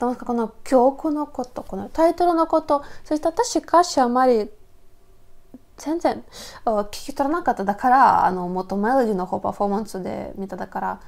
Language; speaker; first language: Japanese; non-native, learner; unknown